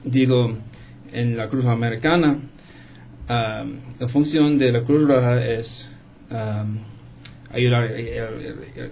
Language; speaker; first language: Spanish; non-native, fluent; English